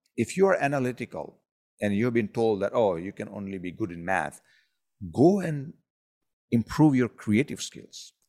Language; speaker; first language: English; non-native, local second language; Gujarati